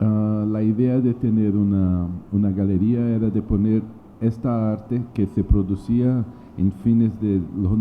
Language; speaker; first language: Spanish; non-native, learner; Portuguese